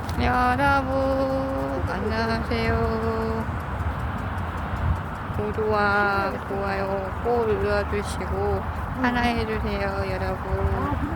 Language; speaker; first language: Korean; non-native, learner; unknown